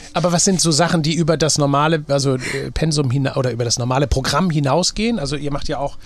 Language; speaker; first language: German; native; German